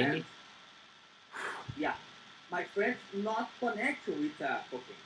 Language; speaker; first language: English; non-native, learner; Portuguese